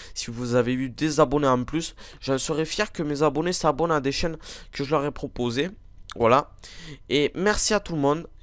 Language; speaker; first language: French; native; French